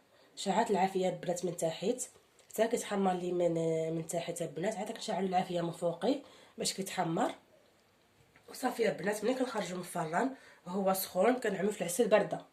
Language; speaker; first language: Arabic; native; Arabic